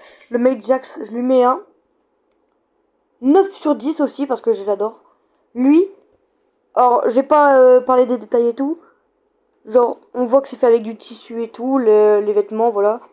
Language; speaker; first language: French; native; French